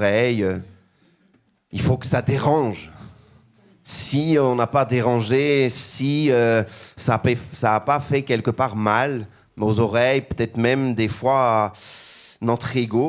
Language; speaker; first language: French; native; French